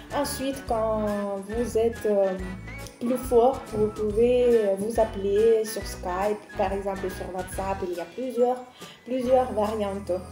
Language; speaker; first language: French; non-native, fluent; Russian